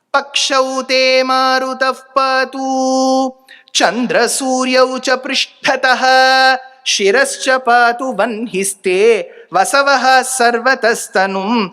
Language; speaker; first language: Tamil; native; Tamil